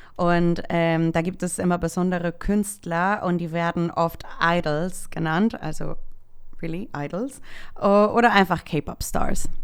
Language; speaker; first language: German; non-native, fluent; Spanish